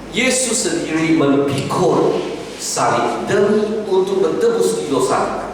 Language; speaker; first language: Malay; non-native, local second language; Chinese